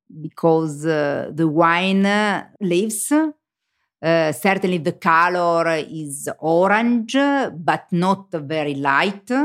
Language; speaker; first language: English; non-native, learner; Italian